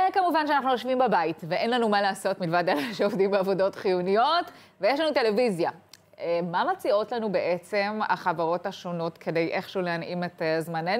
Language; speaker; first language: Hebrew; native; Hebrew